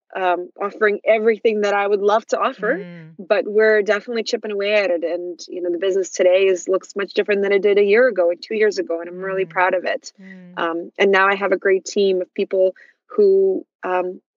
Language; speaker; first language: English; early bilingual, other home language; Russian